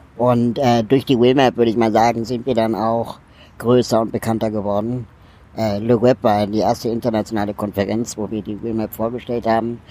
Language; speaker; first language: German; native; German